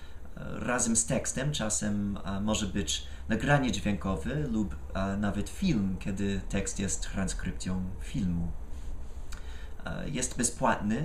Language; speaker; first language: Polish; non-native, fluent; English